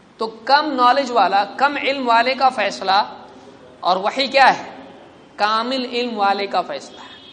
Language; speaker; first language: Urdu; native; Urdu